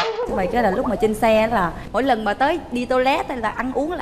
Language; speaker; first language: Vietnamese; native; Vietnamese